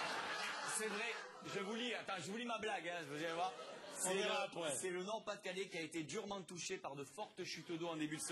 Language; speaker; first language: French; native; French